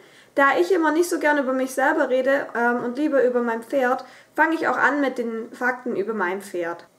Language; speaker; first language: German; native; German